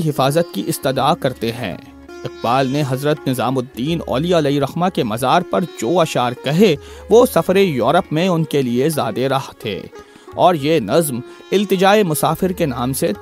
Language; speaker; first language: Urdu; native; Urdu